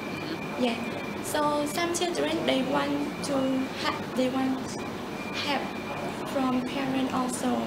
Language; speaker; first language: English; non-native, learner; Khmer